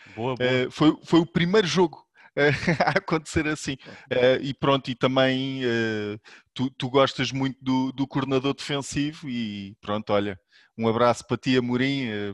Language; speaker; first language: Portuguese; native; Portuguese